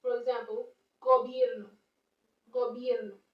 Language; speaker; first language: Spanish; non-native, fluent; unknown